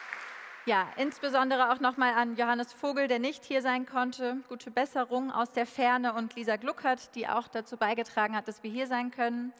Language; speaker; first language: German; native; German